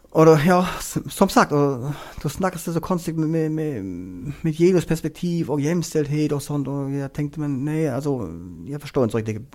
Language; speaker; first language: Swedish; non-native, fluent; German